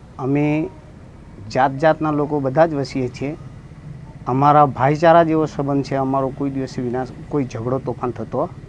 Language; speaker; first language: Gujarati; native; Gujarati